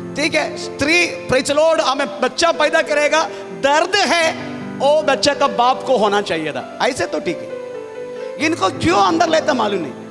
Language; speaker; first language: Hindi; non-native, local second language; Malayalam